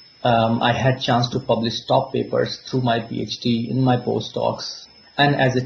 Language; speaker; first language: English; non-native, local second language; Hindi